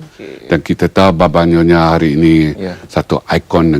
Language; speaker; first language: Malay; native; Malay